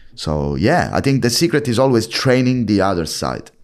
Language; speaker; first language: English; non-native, fluent; Italian